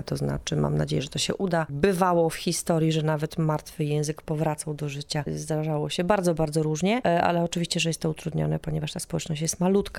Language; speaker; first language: Polish; native; Polish